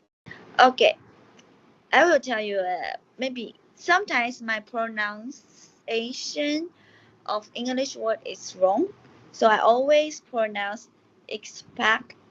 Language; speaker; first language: English; non-native, learner; Chinese